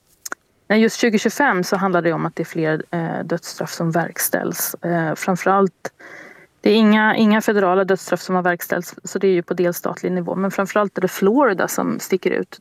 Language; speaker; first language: Swedish; native; Swedish